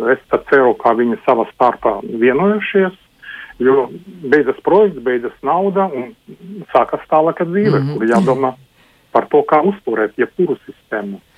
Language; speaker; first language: Latvian; non-native, local second language; Russian